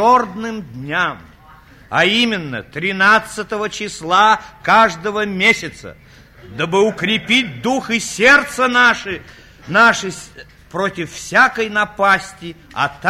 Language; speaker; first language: Russian; native; Russian